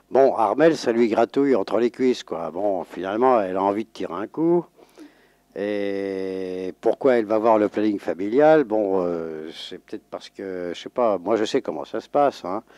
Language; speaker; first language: French; native; French